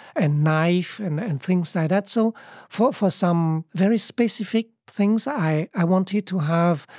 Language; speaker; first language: English; early bilingual, other home language; Vietnamese